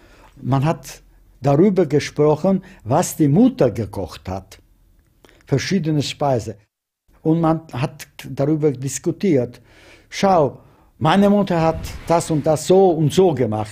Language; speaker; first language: German; non-native, fluent; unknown